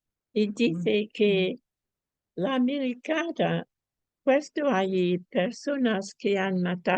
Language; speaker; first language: Spanish; non-native, fluent; English